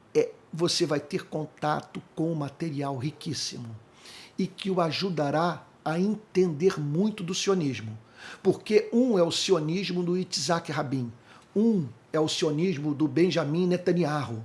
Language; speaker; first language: Portuguese; native; Portuguese